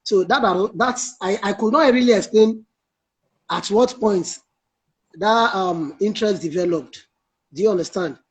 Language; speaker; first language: English; non-native, local second language; Yoruba